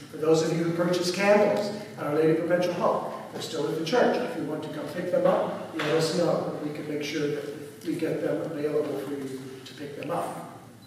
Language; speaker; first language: English; native; English